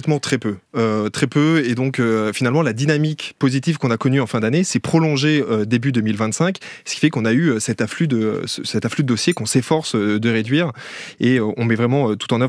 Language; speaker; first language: French; native; French